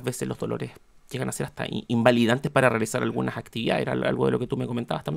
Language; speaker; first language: Spanish; native; Spanish